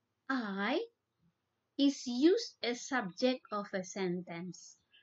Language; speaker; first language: English; non-native, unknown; Indonesian